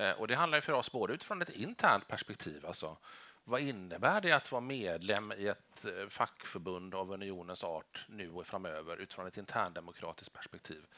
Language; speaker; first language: Swedish; native; Swedish